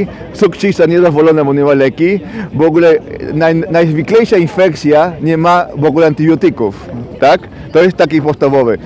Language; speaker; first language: Polish; non-native, fluent; Spanish